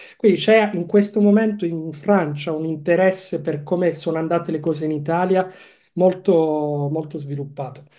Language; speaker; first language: Italian; native; Italian